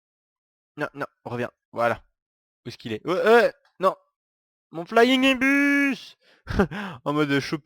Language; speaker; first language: French; native; French